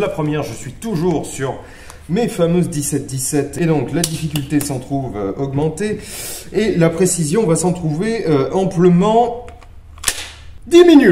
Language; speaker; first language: French; native; French